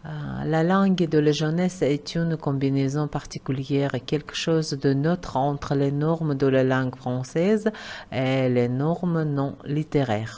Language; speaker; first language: French; non-native, fluent; Uzbek